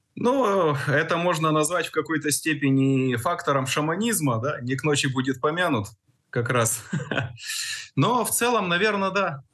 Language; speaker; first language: Russian; native; Russian